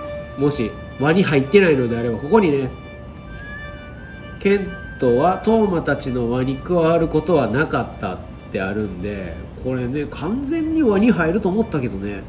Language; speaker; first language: Japanese; native; Japanese